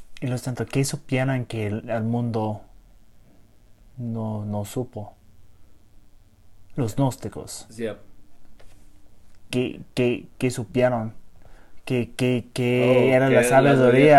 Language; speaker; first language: Spanish; non-native, learner; English